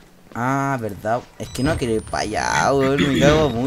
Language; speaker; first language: Spanish; native; Spanish